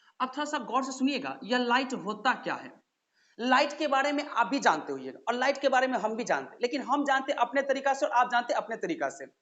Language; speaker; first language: Hindi; native; Hindi